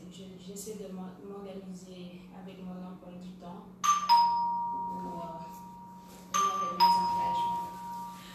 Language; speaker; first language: French; non-native, local second language; Wolof